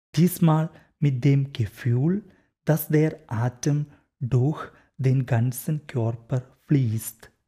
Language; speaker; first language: German; non-native, learner; Malayalam